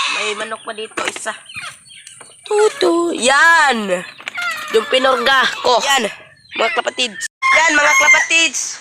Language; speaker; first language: Filipino; non-native, local second language; Cebuano